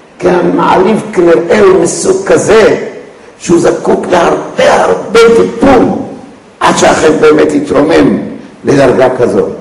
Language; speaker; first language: Hebrew; early bilingual, other home language; Arabic